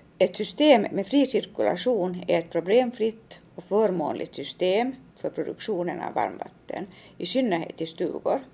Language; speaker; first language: Swedish; native; Swedish